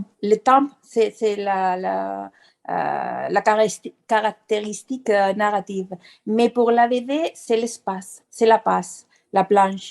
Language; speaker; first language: French; non-native, fluent; Spanish